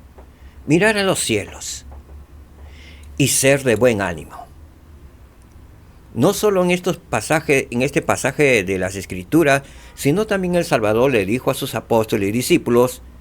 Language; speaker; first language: Spanish; native; Spanish